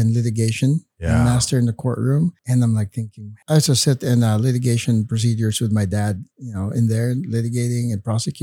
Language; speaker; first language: English; non-native, local second language; Hiligaynon